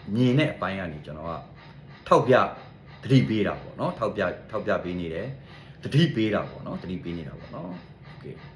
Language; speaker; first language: Burmese; native; Burmese